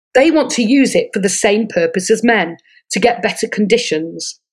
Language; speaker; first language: English; native; English